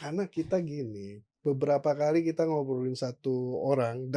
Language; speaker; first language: Indonesian; native; Indonesian